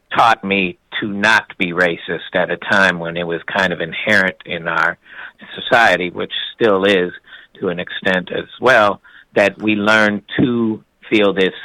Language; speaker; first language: English; native; English